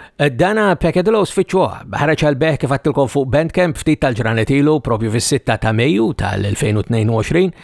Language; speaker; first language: Maltese; native; Maltese